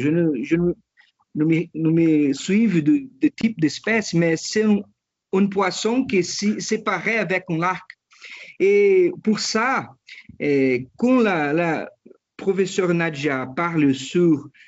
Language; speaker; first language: French; non-native, fluent; Portuguese